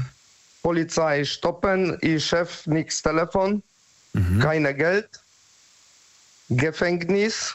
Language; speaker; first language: German; non-native, learner; Polish